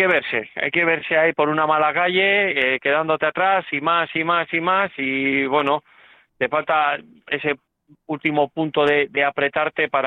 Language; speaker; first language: Spanish; native; Spanish